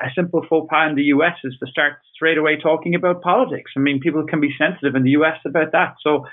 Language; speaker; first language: English; native; English